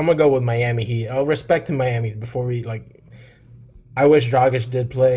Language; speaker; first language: English; early bilingual, other home language; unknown